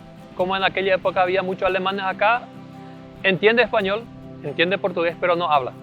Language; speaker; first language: Spanish; early bilingual, other home language; German